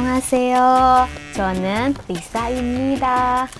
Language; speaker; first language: Korean; non-native, learner; Indonesian